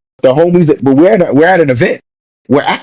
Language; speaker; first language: English; native; English